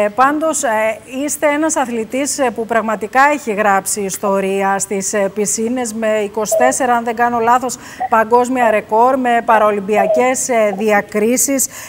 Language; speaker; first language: Greek; native; Greek